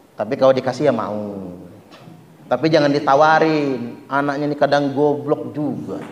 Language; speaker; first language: Indonesian; non-native, local second language; Malay